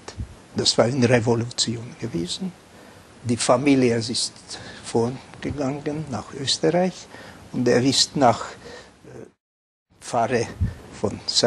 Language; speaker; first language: German; non-native, fluent; Hungarian